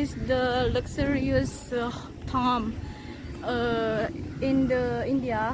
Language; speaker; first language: English; non-native, learner; Indonesian